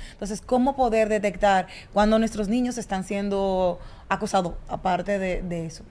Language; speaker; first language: Spanish; native; Spanish